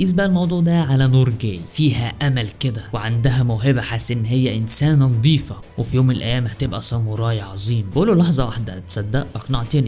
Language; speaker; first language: Arabic; native; Arabic